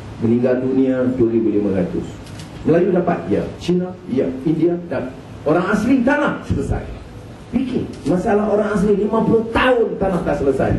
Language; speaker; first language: Malay; native; Malay